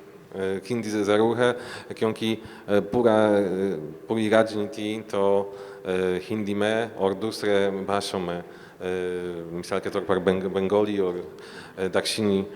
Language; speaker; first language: Hindi; non-native, learner; Polish